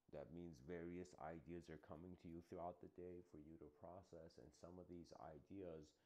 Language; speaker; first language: English; native; English